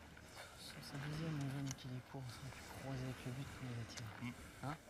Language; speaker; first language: French; non-native, local second language; Malagasy